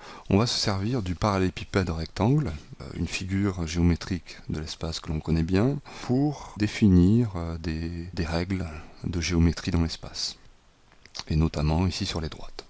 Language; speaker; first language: French; native; French